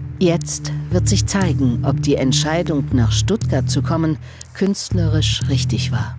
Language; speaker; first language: German; native; German